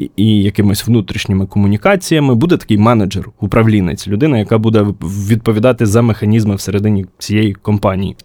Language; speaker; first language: Ukrainian; native; Ukrainian